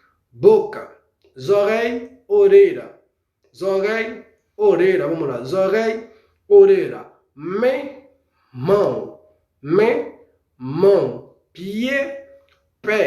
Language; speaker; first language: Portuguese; non-native, fluent; Haitian Creole